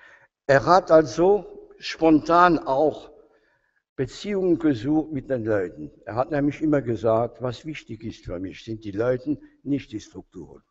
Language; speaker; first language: German; non-native, fluent; French